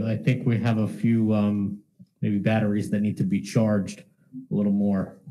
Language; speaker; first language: English; native; English